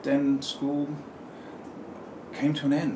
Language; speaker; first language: English; native; English